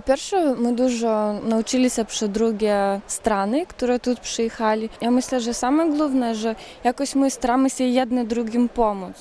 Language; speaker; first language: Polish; non-native, learner; Ukrainian